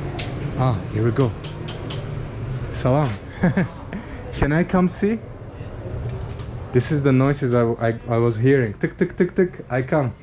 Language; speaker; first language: English; non-native, fluent; Azerbaijani